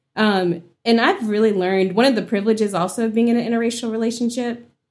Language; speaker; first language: English; native; English